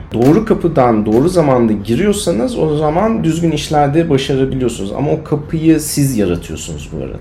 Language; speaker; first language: Turkish; early bilingual, other home language; German